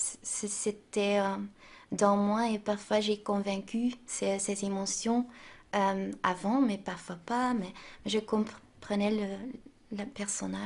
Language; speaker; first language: French; non-native, local second language; Dutch